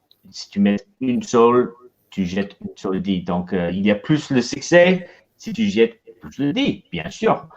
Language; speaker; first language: French; non-native, learner; English